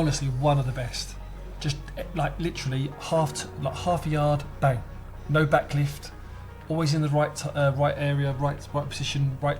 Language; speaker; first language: English; native; English